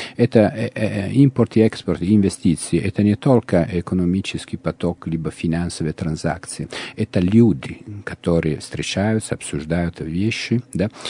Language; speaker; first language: Russian; non-native, fluent; Italian